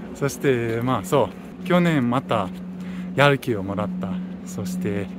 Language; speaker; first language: Japanese; non-native, fluent; Russian